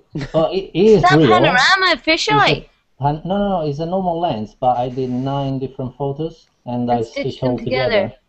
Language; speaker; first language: English; non-native, fluent; Italian